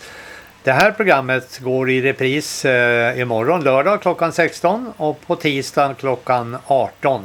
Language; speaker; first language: Swedish; native; Swedish